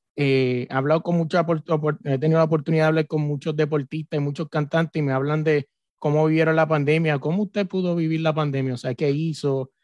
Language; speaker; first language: Spanish; native; Spanish